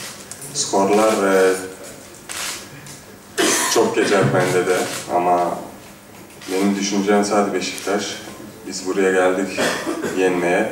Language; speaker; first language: Turkish; non-native, fluent; Italian